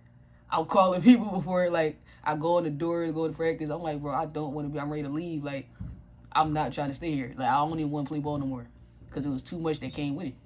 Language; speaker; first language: English; native; English